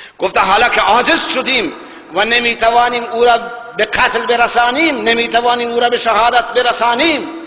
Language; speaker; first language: Persian; non-native, local second language; Baluchi